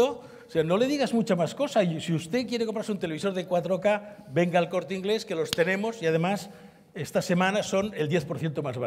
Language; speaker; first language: Spanish; native; Spanish